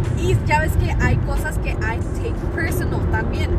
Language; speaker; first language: Spanish; early bilingual, heritage; Spanish